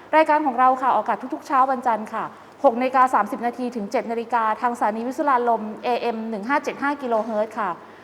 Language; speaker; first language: Thai; native; Thai